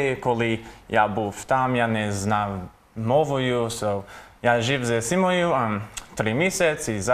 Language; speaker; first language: Ukrainian; non-native, learner; English